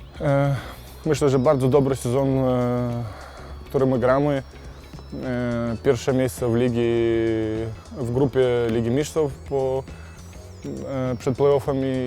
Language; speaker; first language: Polish; non-native, fluent; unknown